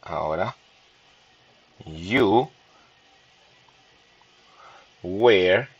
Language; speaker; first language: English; non-native, fluent; Spanish